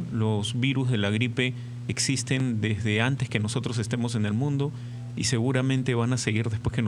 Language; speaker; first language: Spanish; native; Spanish